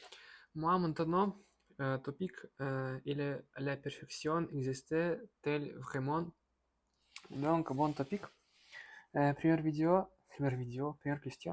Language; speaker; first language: French; non-native, learner; Russian